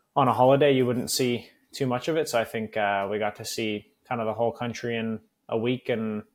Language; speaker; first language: English; native; English